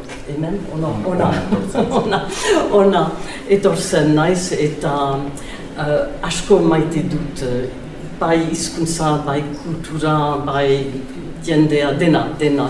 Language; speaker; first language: Basque; non-native, learner; English